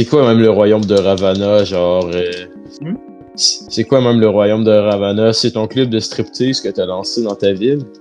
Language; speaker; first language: French; native; French